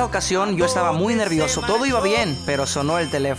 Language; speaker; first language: Spanish; early bilingual, heritage; Spanish